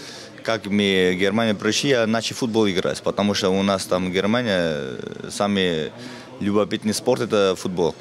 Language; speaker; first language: Russian; non-native, fluent; Armenian